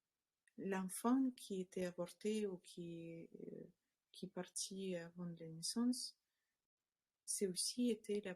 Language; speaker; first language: French; non-native, learner; Russian